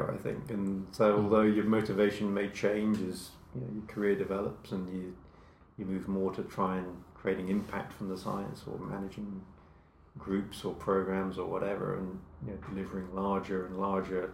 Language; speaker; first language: English; native; English